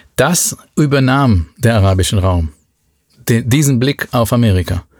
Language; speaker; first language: German; non-native, fluent; Hebrew